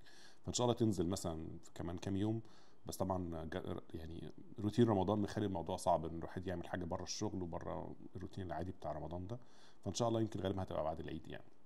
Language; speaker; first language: Arabic; native; Arabic